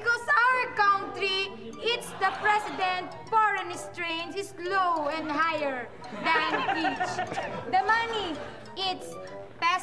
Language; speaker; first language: English; non-native, learner; Filipino